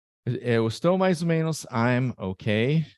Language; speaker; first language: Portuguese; non-native, fluent; English